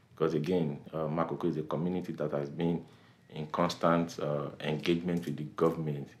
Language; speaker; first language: English; non-native, local second language; Yoruba